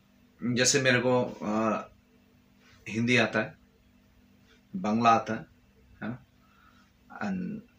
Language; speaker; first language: Hindi; non-native, fluent; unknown